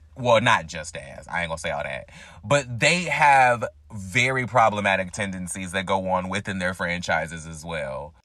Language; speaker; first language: English; native; English